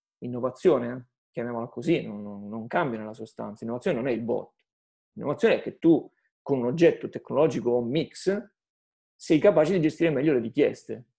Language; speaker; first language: Italian; native; Italian